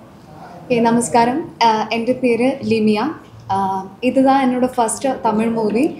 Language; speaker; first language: Tamil; non-native, learner; Malayalam